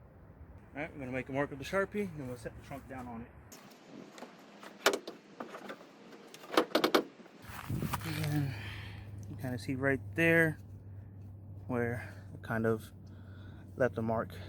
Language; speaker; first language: English; native; English